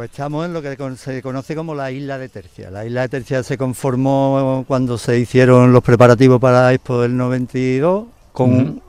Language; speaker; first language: Spanish; native; Spanish